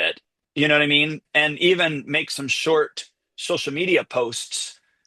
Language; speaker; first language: English; native; English